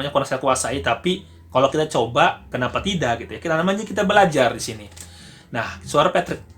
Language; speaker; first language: Indonesian; native; Indonesian